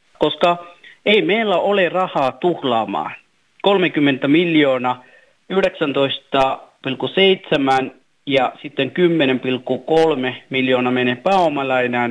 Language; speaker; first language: Finnish; non-native, fluent; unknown